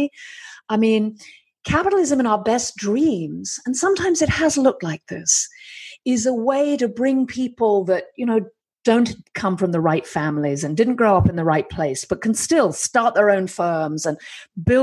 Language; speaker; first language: English; native; English